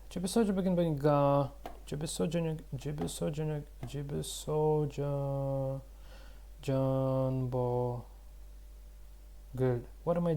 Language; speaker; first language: Korean; non-native, learner; Russian